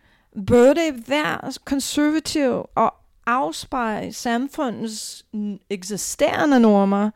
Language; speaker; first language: Danish; non-native, fluent; English